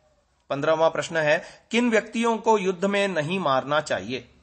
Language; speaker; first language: Hindi; native; Hindi